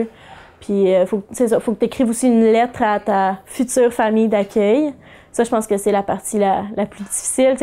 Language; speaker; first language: French; native; French